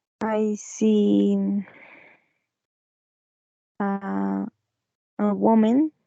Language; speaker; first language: English; non-native, learner; Spanish